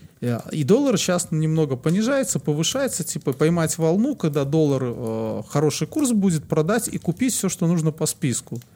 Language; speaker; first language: Russian; native; Russian